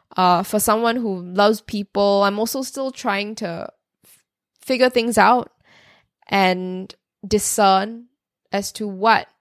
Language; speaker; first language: English; native; English